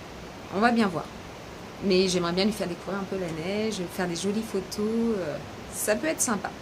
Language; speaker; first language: French; native; French